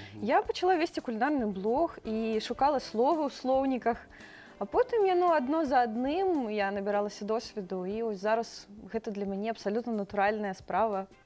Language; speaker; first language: Belarusian; non-native, local second language; Russian